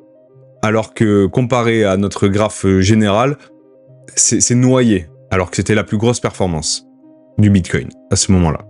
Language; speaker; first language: French; native; French